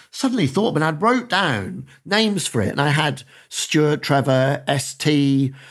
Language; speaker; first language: English; native; English